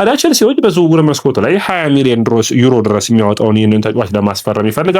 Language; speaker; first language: Amharic; native; Amharic